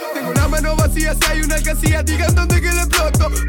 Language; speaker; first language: Spanish; non-native, fluent; English